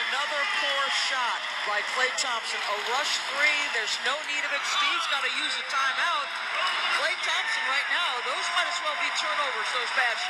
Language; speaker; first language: English; native; English